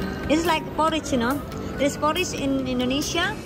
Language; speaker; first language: English; non-native, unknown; Indonesian